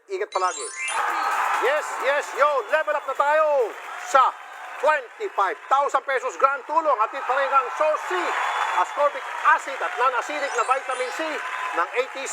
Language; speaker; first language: Filipino; native; Filipino